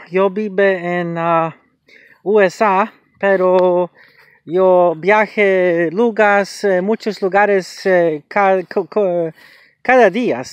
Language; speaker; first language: Spanish; non-native, learner; English